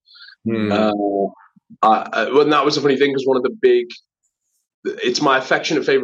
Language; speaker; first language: English; native; English